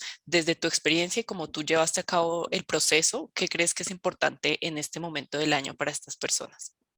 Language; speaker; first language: Spanish; native; Spanish